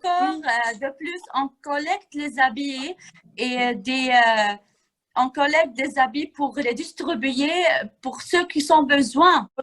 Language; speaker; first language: French; non-native, fluent; Arabic